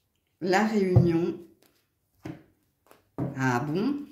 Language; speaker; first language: French; native; French